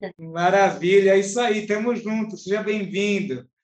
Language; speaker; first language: Portuguese; native; Portuguese